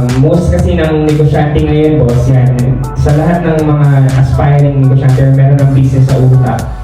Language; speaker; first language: Filipino; non-native, local second language; Bikol